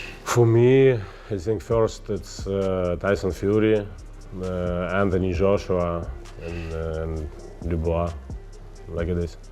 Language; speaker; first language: English; non-native, learner; Russian